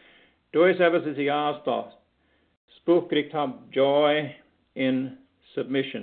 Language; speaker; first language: German; early bilingual, heritage; Pennsylvania German